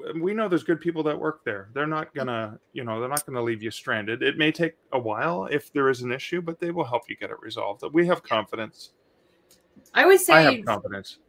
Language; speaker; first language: English; native; English